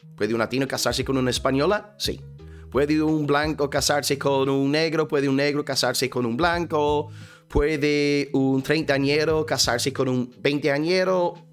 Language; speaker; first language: Spanish; non-native, fluent; English